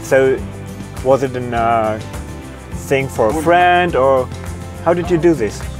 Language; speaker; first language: English; non-native, fluent; German